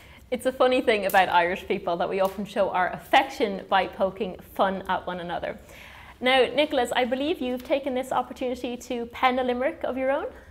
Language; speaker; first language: English; early bilingual, other home language; German